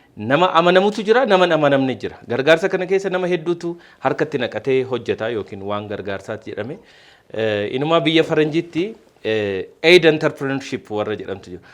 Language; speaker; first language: Oromo; native; Oromo